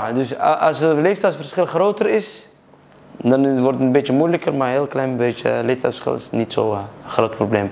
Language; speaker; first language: Dutch; early bilingual, other home language; Somali